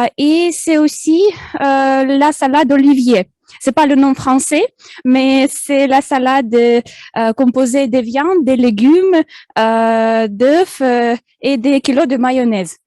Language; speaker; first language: French; non-native, fluent; Russian